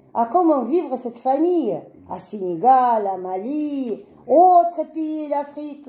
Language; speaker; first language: French; non-native, learner; Russian